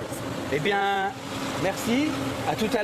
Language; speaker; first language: French; native; French